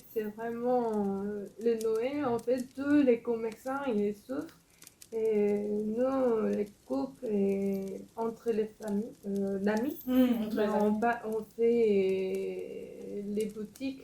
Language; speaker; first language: French; non-native, fluent; Korean